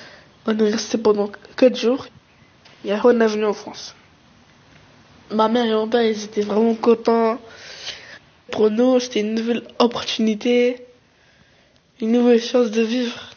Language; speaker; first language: French; early bilingual, other home language; Arabic